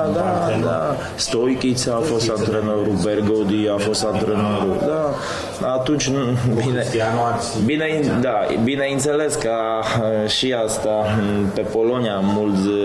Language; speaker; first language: Romanian; non-native, fluent; Polish